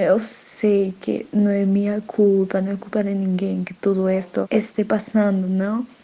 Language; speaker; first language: Portuguese; non-native, learner; Spanish